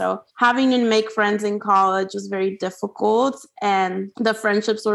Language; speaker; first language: English; non-native, fluent; Spanish